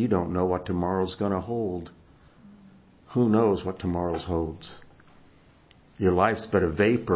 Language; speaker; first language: English; native; English